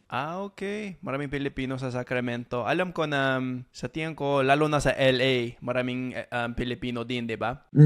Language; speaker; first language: Filipino; non-native, fluent; English